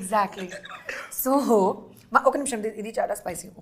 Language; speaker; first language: Telugu; non-native, learner; Hindi